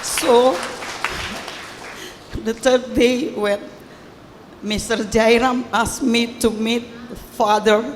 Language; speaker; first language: English; non-native, learner; Indonesian